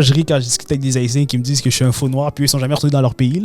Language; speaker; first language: French; native; French